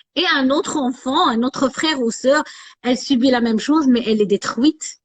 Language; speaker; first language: French; non-native, local second language; Arabic